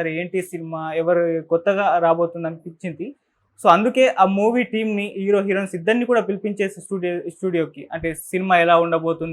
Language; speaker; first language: Telugu; native; Telugu